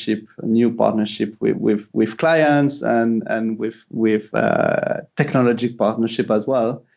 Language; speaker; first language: English; non-native, fluent; French